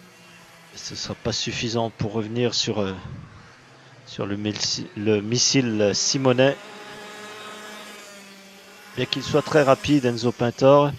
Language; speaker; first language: French; native; French